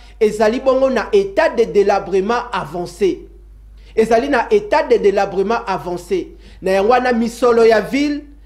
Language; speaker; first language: Lingala; native; Lingala